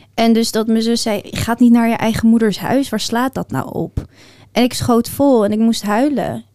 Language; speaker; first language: Dutch; early bilingual, other home language; Persian